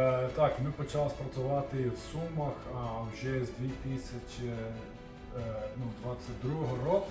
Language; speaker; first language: Ukrainian; non-native, fluent; English